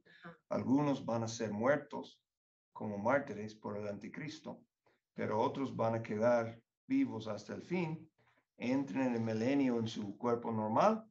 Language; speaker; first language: Spanish; non-native, fluent; English